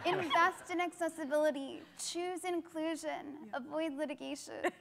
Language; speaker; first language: English; native; English